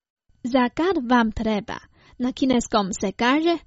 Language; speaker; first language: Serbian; non-native, fluent; Chinese